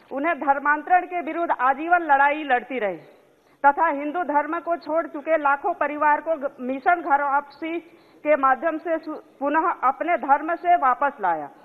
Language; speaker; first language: Hindi; native; Hindi